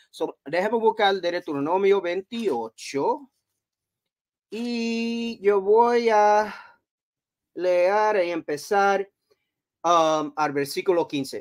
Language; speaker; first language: Spanish; early bilingual, heritage; Spanish